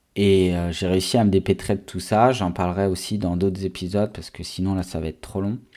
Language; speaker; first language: French; native; French